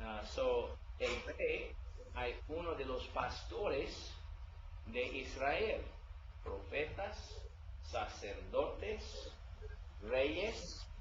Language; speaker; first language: Spanish; non-native, learner; English